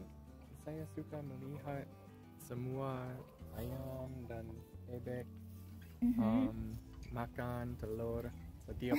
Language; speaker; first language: Indonesian; non-native, learner; English